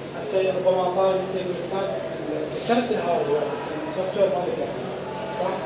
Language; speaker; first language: Arabic; native; Arabic